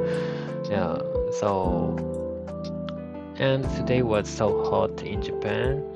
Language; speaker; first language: English; non-native, learner; Japanese